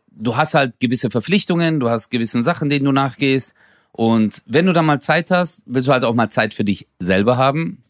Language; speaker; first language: German; native; German